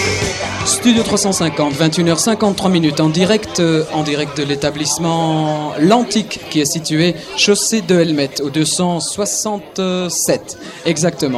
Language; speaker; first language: French; native; French